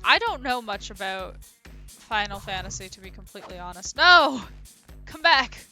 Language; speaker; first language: English; native; English